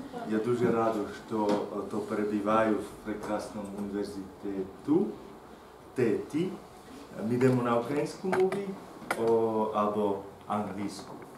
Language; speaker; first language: Ukrainian; non-native, learner; Slovak